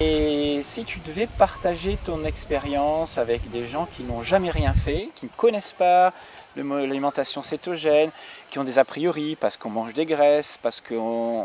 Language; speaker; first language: French; native; French